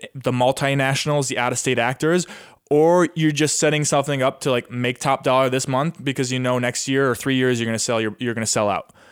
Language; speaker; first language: English; native; English